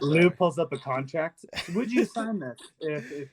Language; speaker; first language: English; native; English